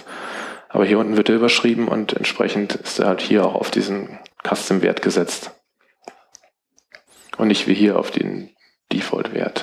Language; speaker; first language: German; native; German